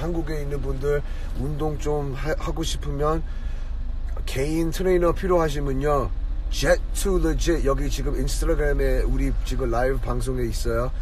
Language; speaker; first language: Korean; early bilingual, heritage; Korean